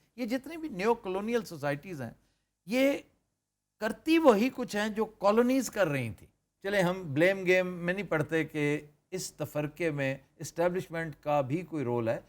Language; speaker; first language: Urdu; non-native, local second language; Punjabi